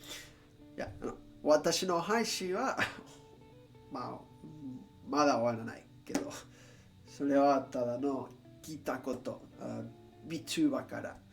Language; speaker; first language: Japanese; non-native, learner; English